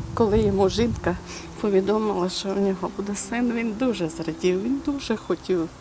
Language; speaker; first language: Ukrainian; native; Ukrainian